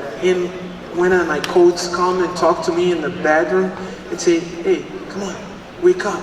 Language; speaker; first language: English; non-native, learner; Portuguese